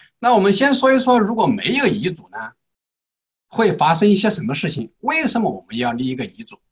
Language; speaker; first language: Chinese; native; Chinese